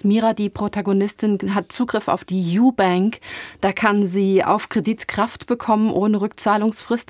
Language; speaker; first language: German; native; German